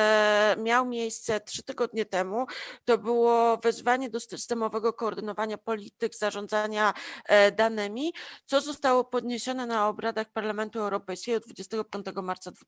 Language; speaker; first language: Polish; native; Polish